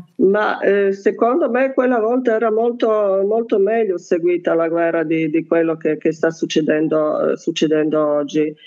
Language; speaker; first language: Italian; non-native, fluent; Bosnian